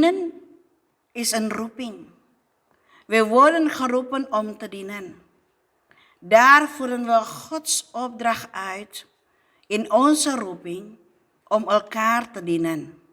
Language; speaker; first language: Dutch; non-native, fluent; Indonesian